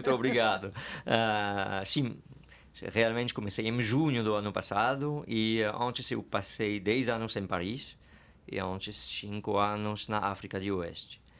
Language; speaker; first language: Portuguese; non-native, fluent; French